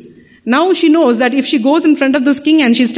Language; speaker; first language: English; non-native, local second language; Tamil